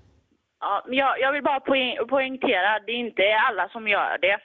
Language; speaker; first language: Swedish; early bilingual, other home language; Tigrinya